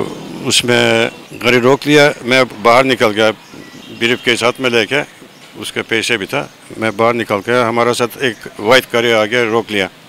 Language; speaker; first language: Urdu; non-native, learner; Turkish